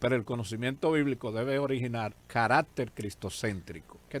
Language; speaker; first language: Spanish; native; Spanish